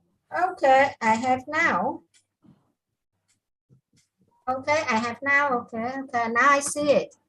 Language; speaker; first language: English; non-native, learner; Vietnamese